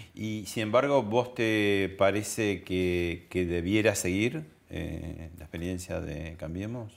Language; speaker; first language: Spanish; native; Spanish